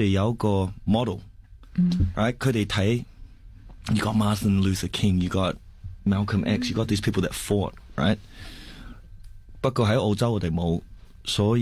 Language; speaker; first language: Cantonese; non-native, fluent; Chinese